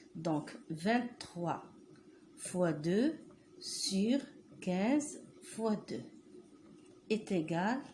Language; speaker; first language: French; non-native, local second language; Arabic